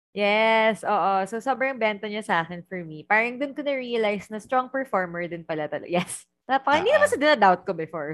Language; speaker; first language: Filipino; native; Filipino